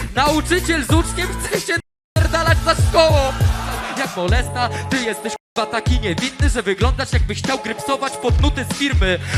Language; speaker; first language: Polish; native; Polish